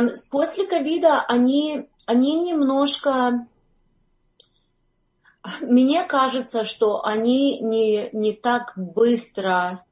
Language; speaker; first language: Russian; early bilingual, heritage; Russian